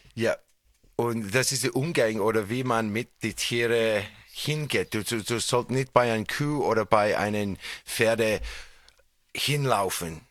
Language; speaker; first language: German; non-native, fluent; English